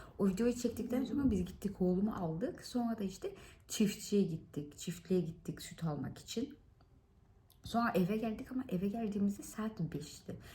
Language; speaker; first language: Turkish; early bilingual, heritage; Turkish